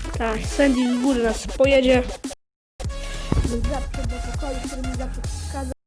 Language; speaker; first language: Polish; native; Polish